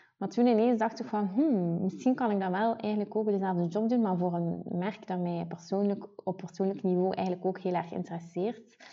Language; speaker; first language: Dutch; native; Dutch